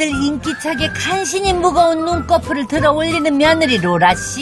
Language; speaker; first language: Korean; native; Korean